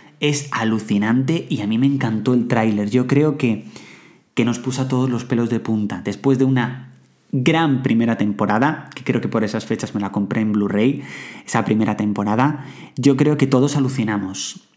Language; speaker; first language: Spanish; native; Spanish